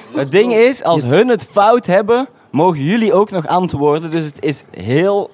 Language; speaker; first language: Dutch; native; Dutch